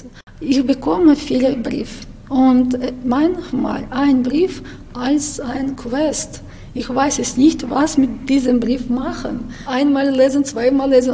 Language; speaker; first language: German; non-native, learner; Ukrainian